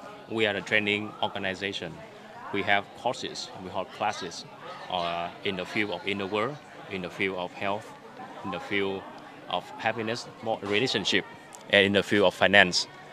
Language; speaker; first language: English; non-native, fluent; Vietnamese